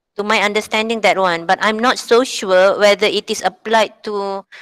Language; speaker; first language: English; non-native, local second language; Malay